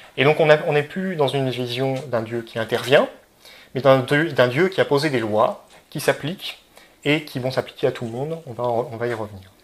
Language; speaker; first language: French; native; French